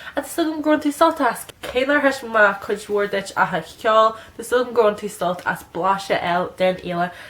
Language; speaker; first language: Irish; native; Irish